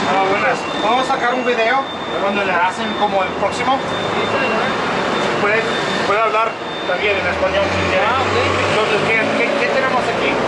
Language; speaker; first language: Spanish; non-native, learner; English